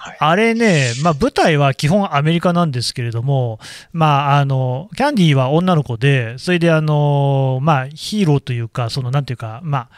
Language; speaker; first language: Japanese; native; Japanese